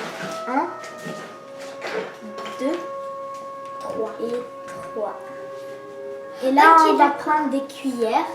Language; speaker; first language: French; native; French